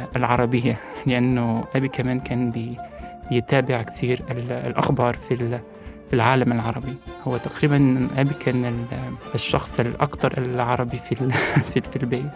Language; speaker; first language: Arabic; non-native, fluent; Riffian